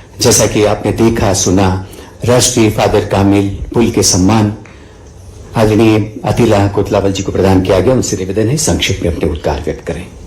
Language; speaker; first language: Hindi; native; Hindi